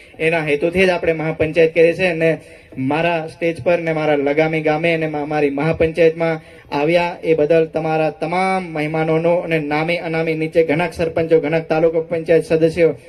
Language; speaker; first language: Gujarati; non-native, local second language; Rathawi